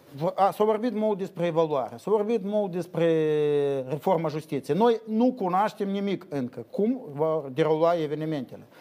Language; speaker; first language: Romanian; native; Romanian